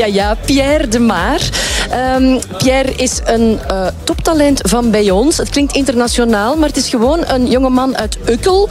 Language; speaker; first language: Dutch; native; Dutch